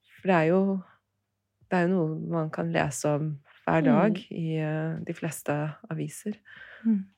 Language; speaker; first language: Norwegian; early bilingual, other home language; Turkish